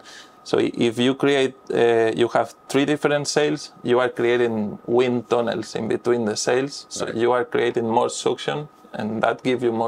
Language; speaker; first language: English; non-native, fluent; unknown